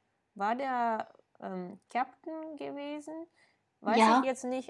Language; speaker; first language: German; non-native, fluent; Japanese